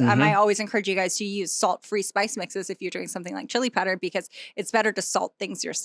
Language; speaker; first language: English; native; English